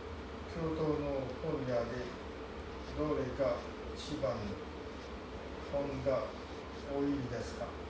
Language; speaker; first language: Japanese; non-native, learner; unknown